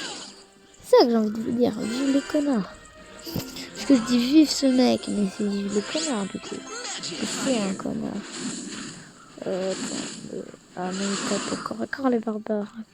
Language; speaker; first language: French; native; French